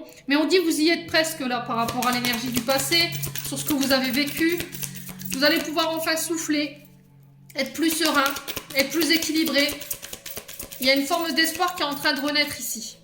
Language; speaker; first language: French; native; French